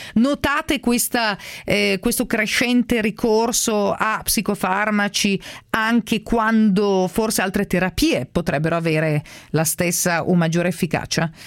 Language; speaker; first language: Italian; native; Italian